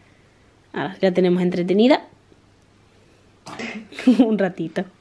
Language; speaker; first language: Spanish; native; Spanish